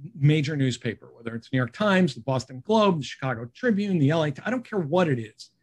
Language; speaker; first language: English; native; English